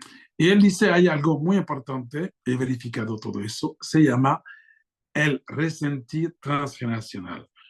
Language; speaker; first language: Spanish; non-native, fluent; French